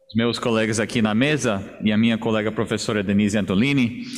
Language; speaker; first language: Portuguese; non-native, fluent; English